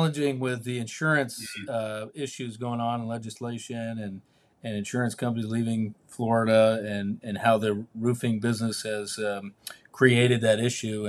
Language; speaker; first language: English; native; English